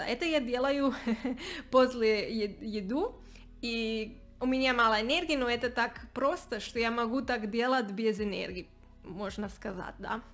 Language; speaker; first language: Russian; non-native, learner; Spanish